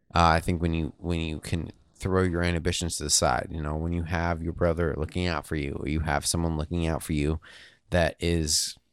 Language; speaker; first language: English; native; English